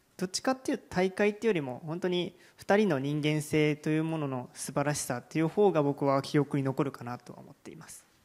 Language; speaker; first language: Japanese; native; Japanese